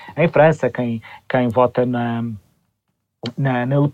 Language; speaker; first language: Portuguese; native; Portuguese